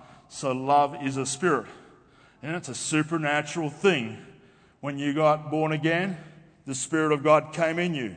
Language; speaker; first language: English; native; English